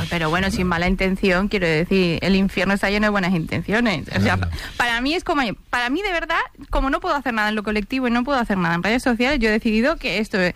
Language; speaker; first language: Spanish; early bilingual, other home language; Chinese